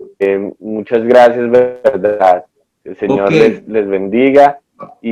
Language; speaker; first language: Spanish; native; Spanish